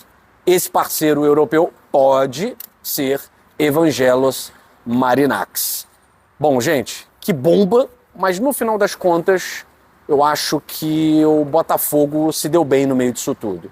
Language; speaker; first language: Portuguese; native; Portuguese